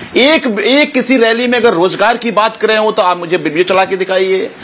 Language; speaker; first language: Hindi; native; Hindi